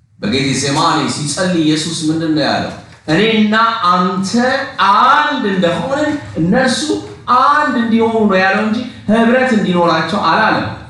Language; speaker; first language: Amharic; non-native, local second language; Oromo